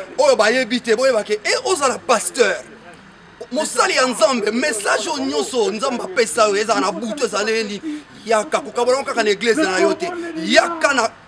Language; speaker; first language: Lingala; native; Lingala